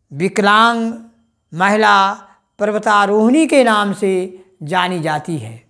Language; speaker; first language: Hindi; native; Hindi